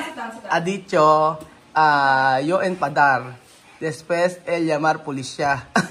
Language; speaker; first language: Spanish; non-native, learner; Filipino